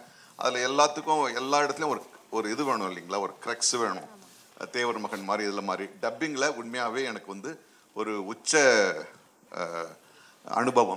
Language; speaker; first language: Tamil; native; Tamil